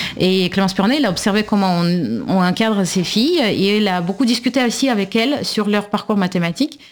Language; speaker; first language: French; non-native, fluent; Russian